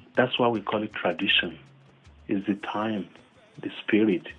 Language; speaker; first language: English; non-native, local second language; Yoruba